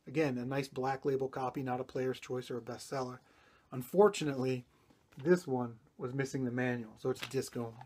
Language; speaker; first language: English; native; English